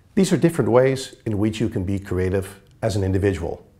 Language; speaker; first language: English; native; English